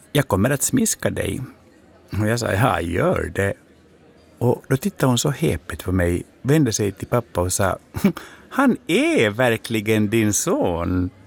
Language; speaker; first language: Swedish; native; Swedish